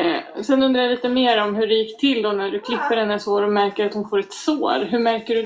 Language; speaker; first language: Swedish; native; Swedish